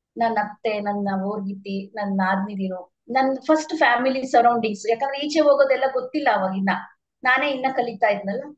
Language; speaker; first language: Kannada; native; Kannada